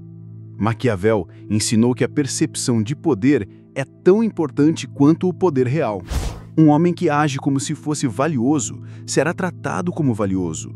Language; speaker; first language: Portuguese; native; Portuguese